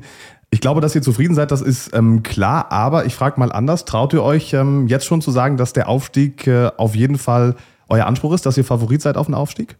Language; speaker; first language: German; native; German